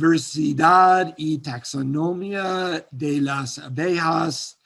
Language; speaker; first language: Spanish; non-native, learner; English